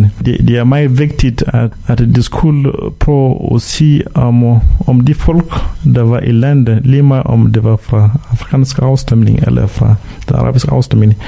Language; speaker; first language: Danish; non-native, fluent; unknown